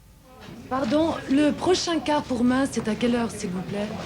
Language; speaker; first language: French; native; French